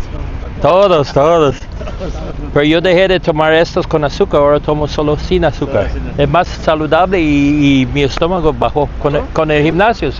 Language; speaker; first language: Spanish; non-native, learner; English